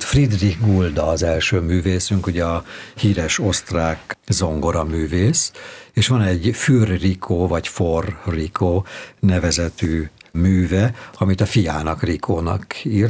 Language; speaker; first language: Hungarian; native; Hungarian